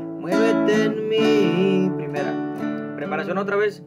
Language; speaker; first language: Spanish; native; Spanish